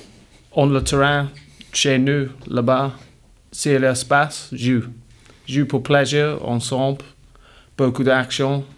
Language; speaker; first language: French; non-native, learner; English